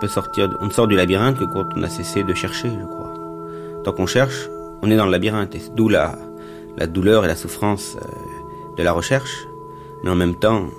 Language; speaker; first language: French; native; French